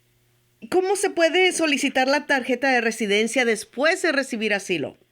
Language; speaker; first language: Spanish; native; Spanish